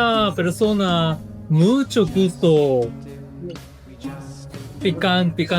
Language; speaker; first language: Spanish; non-native, learner; Korean